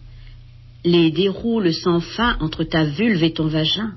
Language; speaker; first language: French; native; French